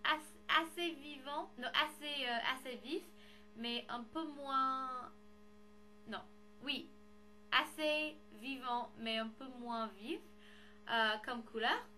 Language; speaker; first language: French; non-native, learner; English